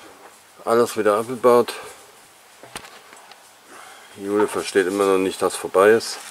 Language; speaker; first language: German; native; German